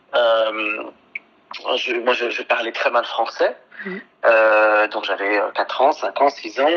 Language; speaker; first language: French; early bilingual, other home language; Arabic